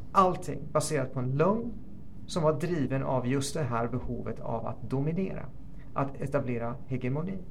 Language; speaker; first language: Swedish; early bilingual, other home language; Persian